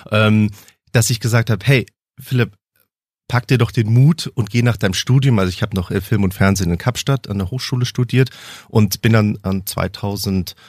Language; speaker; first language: German; early bilingual, heritage; German